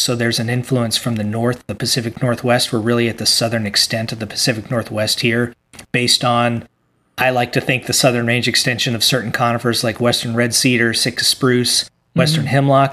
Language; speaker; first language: English; native; English